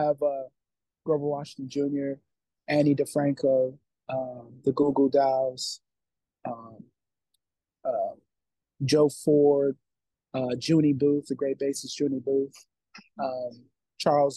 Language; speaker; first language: English; native; English